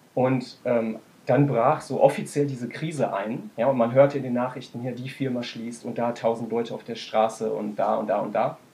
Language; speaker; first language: German; native; German